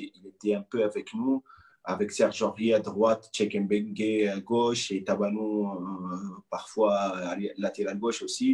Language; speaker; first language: French; non-native, local second language; Arabic